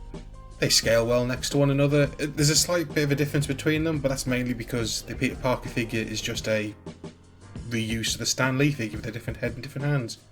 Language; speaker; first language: English; native; English